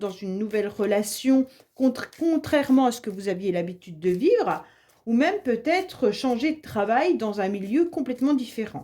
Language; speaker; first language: French; native; French